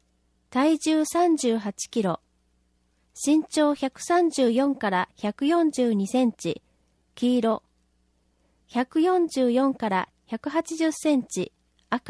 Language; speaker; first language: Japanese; native; Japanese